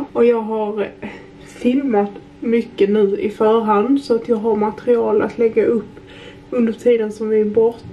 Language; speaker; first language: Swedish; native; Swedish